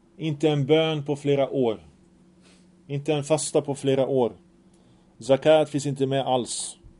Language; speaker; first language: Swedish; early bilingual, other home language; Arabic